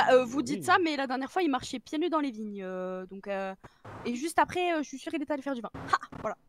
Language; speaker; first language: French; native; French